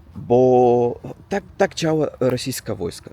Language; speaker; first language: Polish; non-native, learner; Russian